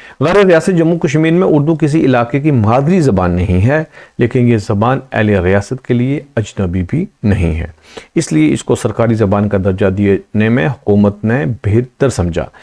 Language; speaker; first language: Urdu; non-native, local second language; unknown